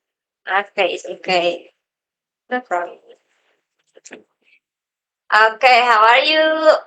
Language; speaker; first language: English; non-native, learner; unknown